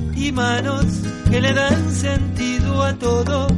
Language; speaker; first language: Spanish; native; Spanish